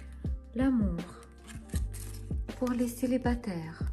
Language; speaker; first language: French; non-native, fluent; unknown